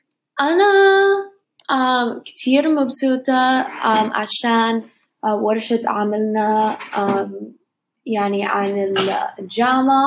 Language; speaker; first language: Arabic; non-native, learner; English